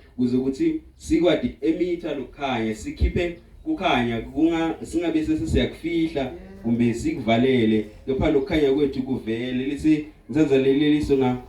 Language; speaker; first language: Zulu; non-native, local second language; Swati